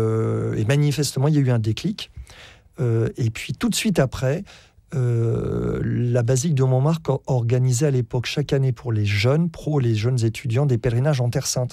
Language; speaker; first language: French; native; French